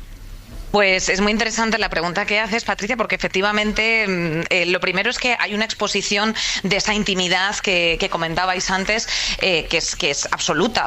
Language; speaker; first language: Spanish; native; Spanish